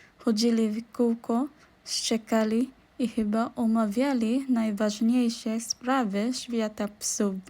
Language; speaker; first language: Polish; non-native, learner; Filipino